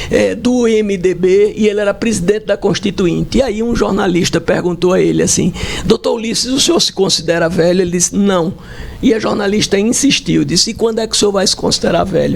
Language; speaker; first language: Portuguese; native; Portuguese